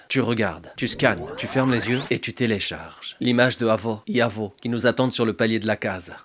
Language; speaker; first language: French; early bilingual, other home language; Portuguese